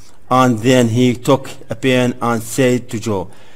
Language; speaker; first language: English; non-native, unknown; Arabic